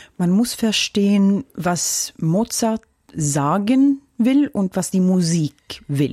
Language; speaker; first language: German; non-native, fluent; Norwegian